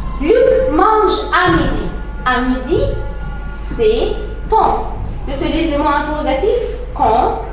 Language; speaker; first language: French; non-native, fluent; Arabic